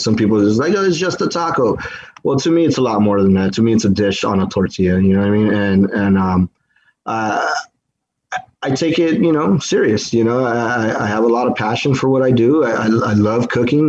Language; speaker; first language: English; native; English